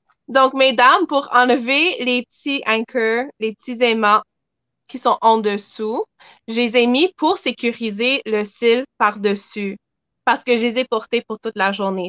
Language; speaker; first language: French; native; French